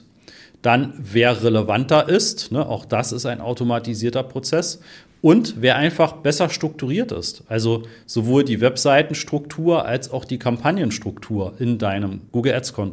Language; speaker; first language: German; native; German